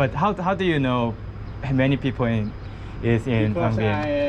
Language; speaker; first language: English; non-native, learner; Korean